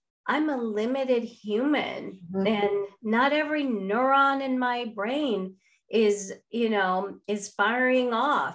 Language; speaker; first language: English; non-native, fluent; Spanish